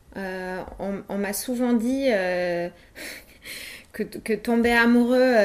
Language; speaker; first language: French; early bilingual, other home language; Polish